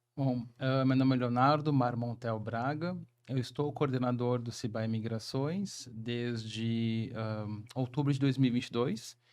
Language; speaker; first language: Portuguese; native; Portuguese